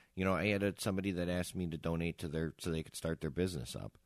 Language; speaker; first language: English; early bilingual, other home language; Italian